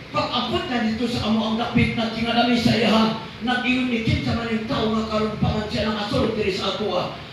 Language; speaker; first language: Cebuano; non-native, local second language; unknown